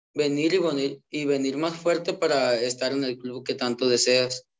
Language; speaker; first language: Spanish; native; Spanish